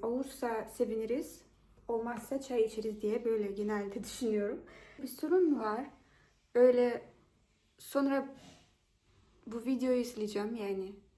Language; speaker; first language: Turkish; non-native, fluent; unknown